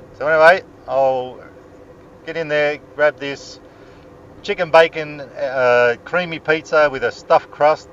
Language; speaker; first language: English; native; English